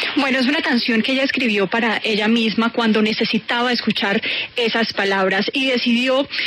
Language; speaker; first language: Spanish; native; Spanish